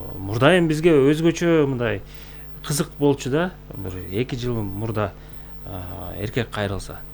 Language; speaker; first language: Kyrgyz; native; Kyrgyz